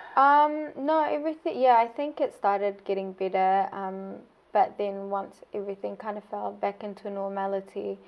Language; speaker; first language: English; non-native, fluent; Arabic